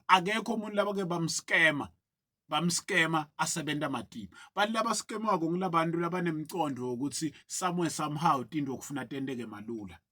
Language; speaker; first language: Zulu; non-native, local second language; Swati